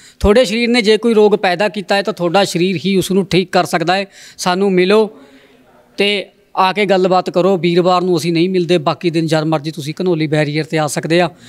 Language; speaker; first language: Punjabi; native; Punjabi